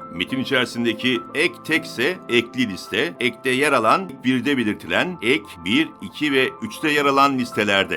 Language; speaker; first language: Turkish; native; Turkish